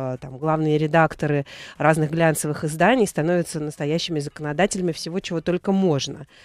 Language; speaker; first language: Russian; native; Russian